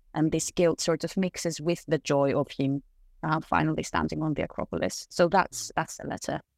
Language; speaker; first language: English; non-native, fluent; Greek